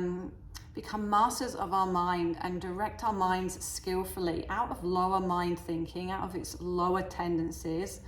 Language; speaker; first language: English; native; English